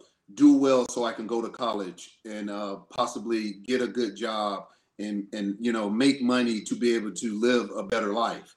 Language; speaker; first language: English; native; English